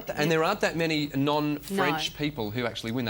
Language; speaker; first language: English; native; English